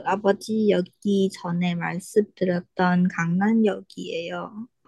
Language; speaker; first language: Korean; non-native, learner; Chinese